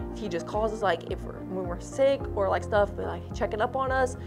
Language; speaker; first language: English; native; English